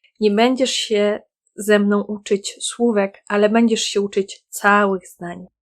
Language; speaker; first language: Polish; native; Polish